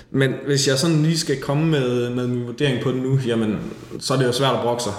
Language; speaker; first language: Danish; native; Danish